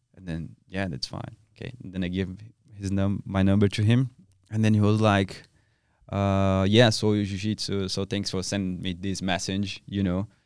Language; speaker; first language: English; non-native, learner; Portuguese